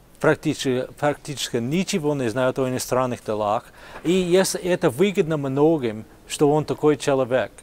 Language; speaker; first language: Russian; non-native, fluent; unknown